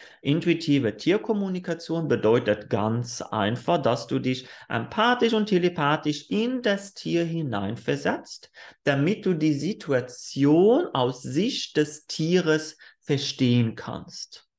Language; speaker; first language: German; non-native, fluent; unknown